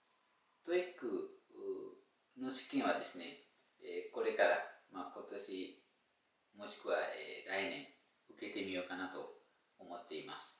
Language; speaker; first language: Japanese; non-native, fluent; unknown